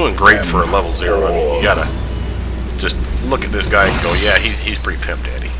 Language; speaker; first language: English; native; English